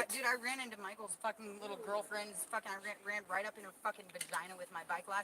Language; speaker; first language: English; native; English